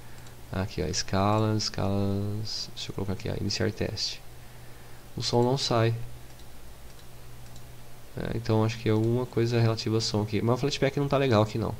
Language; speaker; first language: Portuguese; native; Portuguese